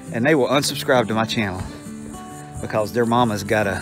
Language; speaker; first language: English; native; English